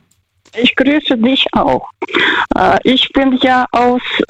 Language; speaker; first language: German; non-native, learner; Russian